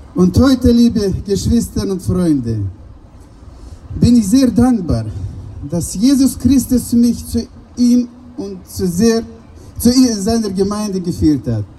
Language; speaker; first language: German; non-native, fluent; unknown